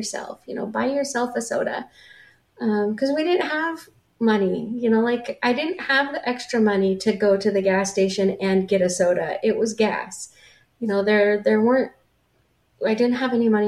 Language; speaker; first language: English; native; English